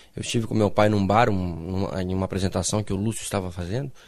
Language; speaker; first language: Portuguese; native; Portuguese